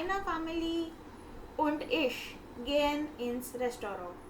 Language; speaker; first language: German; non-native, fluent; Hindi